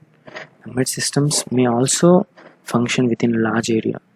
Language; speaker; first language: English; non-native, local second language; Telugu